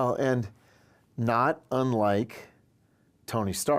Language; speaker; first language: English; native; English